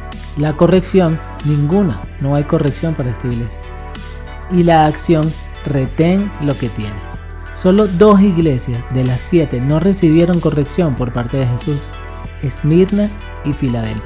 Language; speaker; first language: Spanish; native; Spanish